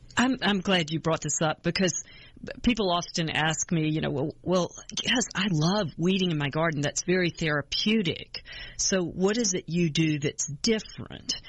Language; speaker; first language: English; native; English